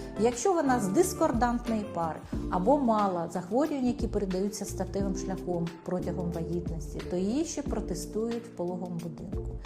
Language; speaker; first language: Ukrainian; native; Ukrainian